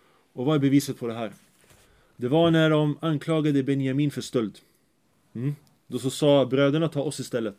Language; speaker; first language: Swedish; early bilingual, other home language; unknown